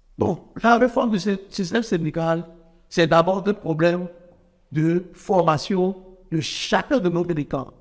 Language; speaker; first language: French; non-native, local second language; Fon